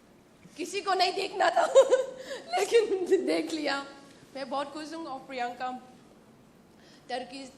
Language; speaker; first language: Hindi; non-native, local second language; Manipuri